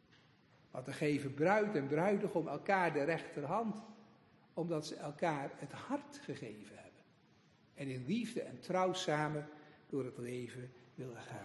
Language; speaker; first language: Dutch; native; Dutch